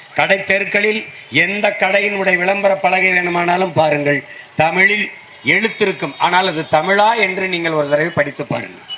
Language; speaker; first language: Tamil; native; Tamil